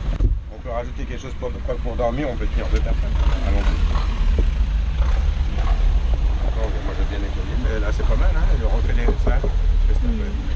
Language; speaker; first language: French; native; French